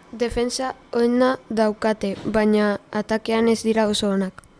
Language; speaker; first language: Basque; non-native, local second language; Spanish